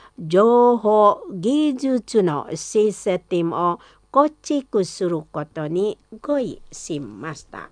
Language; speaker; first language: Japanese; non-native, fluent; Indonesian